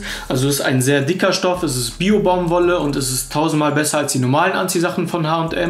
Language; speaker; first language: German; native; German